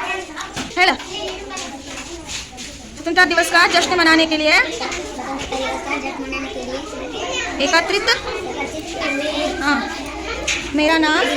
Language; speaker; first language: Hindi; non-native, local second language; Kannada